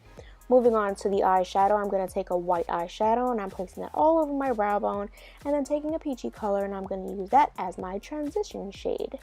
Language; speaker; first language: English; native; English